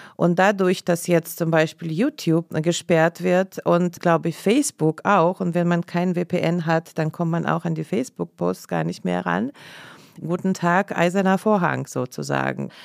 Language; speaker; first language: German; non-native, fluent; Russian